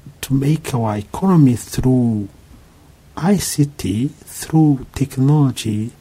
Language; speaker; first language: English; non-native, local second language; Kinyarwanda